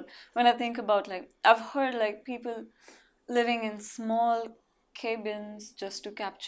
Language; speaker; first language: English; non-native, local second language; Marathi